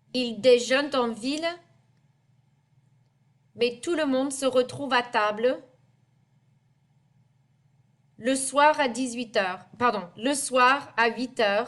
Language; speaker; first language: French; non-native, fluent; English